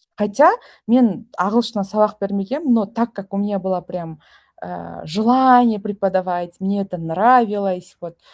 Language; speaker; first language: Russian; non-native, local second language; Kazakh